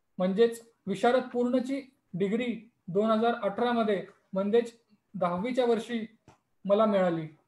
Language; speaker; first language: Marathi; non-native, local second language; Hindi